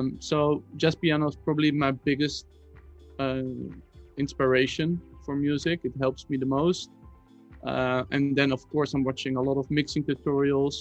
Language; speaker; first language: English; non-native, fluent; Dutch